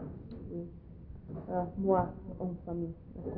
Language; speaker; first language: French; non-native, learner; English